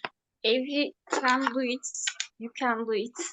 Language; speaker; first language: English; non-native, learner; Turkish